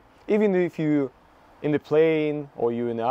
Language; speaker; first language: English; non-native, fluent; Russian